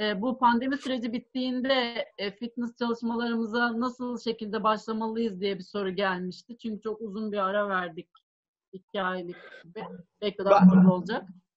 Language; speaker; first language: Turkish; native; Turkish